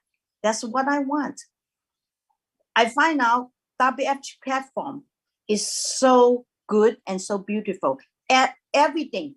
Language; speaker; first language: English; non-native, learner; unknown